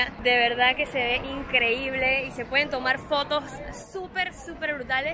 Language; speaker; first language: Spanish; native; Spanish